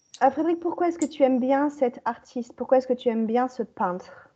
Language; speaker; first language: French; native; French